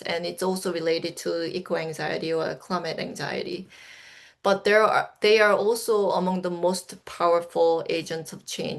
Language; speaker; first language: English; non-native, fluent; Korean